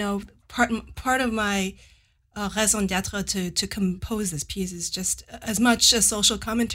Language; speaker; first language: English; native; English